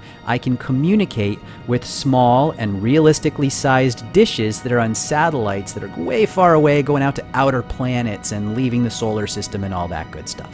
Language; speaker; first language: English; native; English